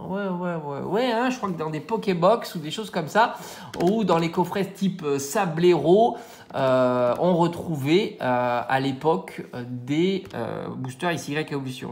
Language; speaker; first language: French; native; French